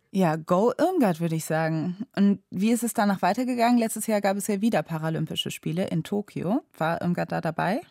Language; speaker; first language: German; native; German